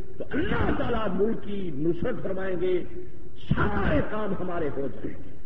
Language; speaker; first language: Urdu; non-native, local second language; Saraiki